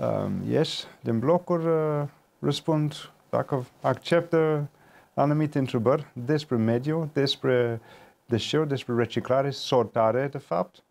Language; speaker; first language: Romanian; non-native, fluent; English